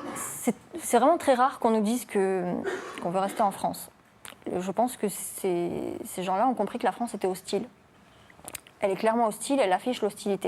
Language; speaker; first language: French; native; French